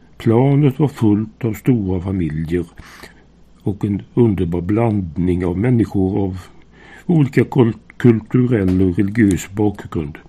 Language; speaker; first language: Swedish; native; Swedish